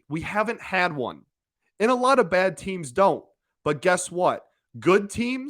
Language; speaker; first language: English; native; English